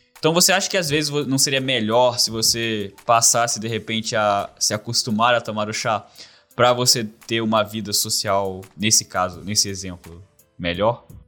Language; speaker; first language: Portuguese; native; Portuguese